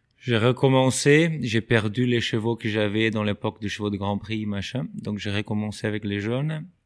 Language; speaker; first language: French; non-native, fluent; Portuguese